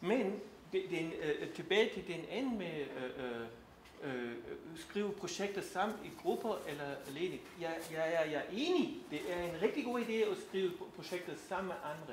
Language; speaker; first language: Danish; non-native, fluent; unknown